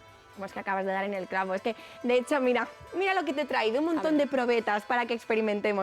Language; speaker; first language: Spanish; native; Spanish